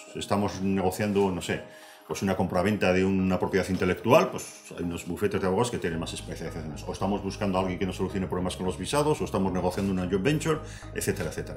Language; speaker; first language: Spanish; native; Spanish